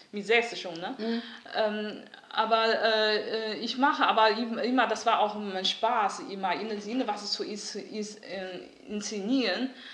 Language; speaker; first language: German; non-native, learner; Chinese